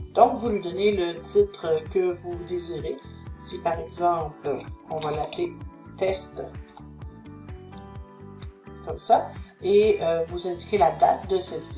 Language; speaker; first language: French; native; French